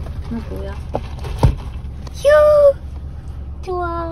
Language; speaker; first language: Korean; non-native, learner; Ukrainian